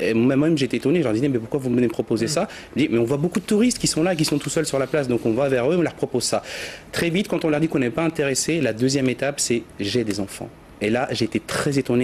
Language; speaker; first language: French; native; French